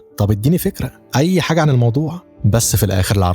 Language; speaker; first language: Arabic; native; Arabic